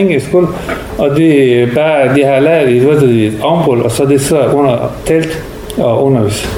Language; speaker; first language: Danish; non-native, learner; Persian